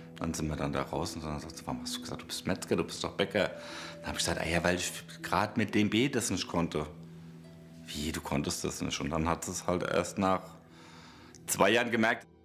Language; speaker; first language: German; native; German